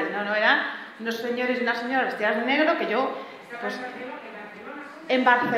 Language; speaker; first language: Spanish; native; Spanish